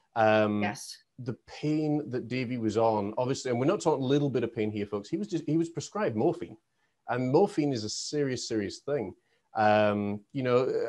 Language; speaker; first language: English; native; English